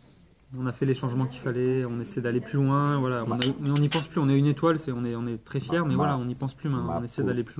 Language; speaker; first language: French; native; French